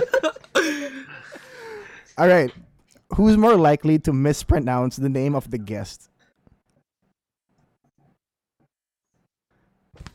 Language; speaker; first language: English; non-native, local second language; Filipino